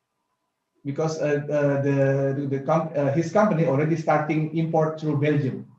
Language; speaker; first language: English; non-native, fluent; Indonesian